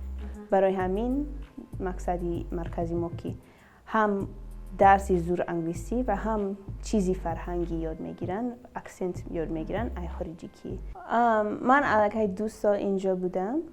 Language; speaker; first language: Persian; early bilingual, other home language; English